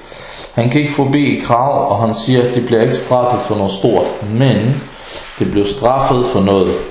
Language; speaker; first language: Danish; early bilingual, other home language; Arabic